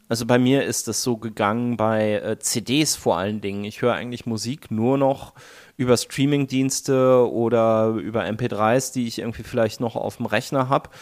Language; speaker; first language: German; native; German